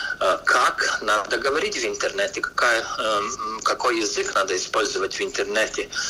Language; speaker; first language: Russian; non-native, local second language; Latvian